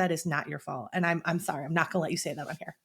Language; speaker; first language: English; native; English